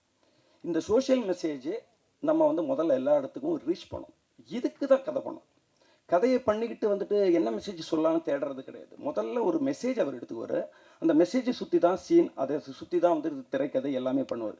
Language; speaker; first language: Tamil; native; Tamil